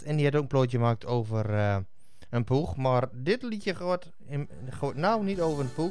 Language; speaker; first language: Dutch; native; Dutch